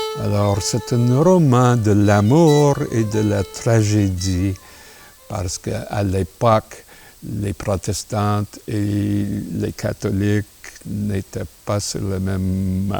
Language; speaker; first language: French; non-native, local second language; English